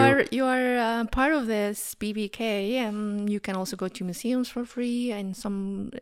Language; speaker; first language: English; non-native, fluent; Spanish